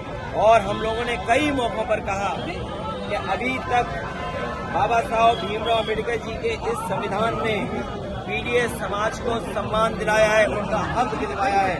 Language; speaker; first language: Hindi; native; Hindi